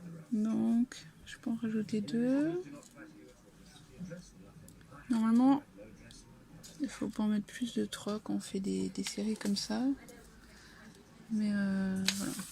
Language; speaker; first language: French; native; French